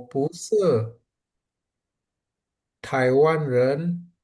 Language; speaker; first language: Chinese; non-native, learner; Indonesian